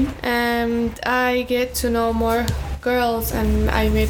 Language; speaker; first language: English; early bilingual, other home language; Arabic